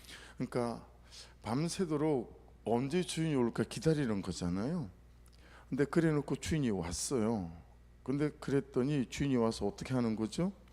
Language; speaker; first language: Korean; native; Korean